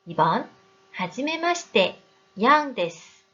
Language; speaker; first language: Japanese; non-native, fluent; Korean